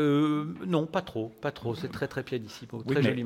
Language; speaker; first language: French; native; French